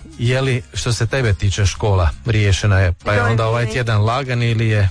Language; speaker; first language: Serbian; native; Serbian